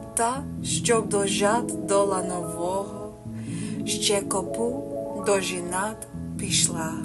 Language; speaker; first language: Ukrainian; non-native, learner; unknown